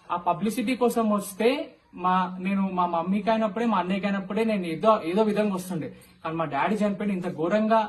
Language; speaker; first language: Telugu; native; Telugu